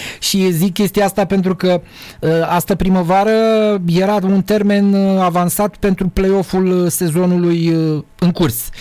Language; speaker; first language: Romanian; native; Romanian